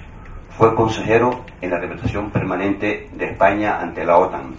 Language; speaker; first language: Spanish; native; Spanish